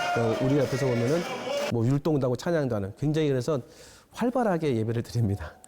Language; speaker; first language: Korean; native; Korean